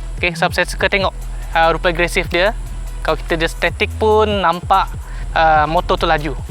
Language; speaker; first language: Malay; non-native, local second language; Iban